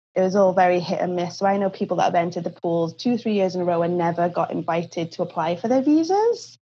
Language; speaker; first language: English; native; English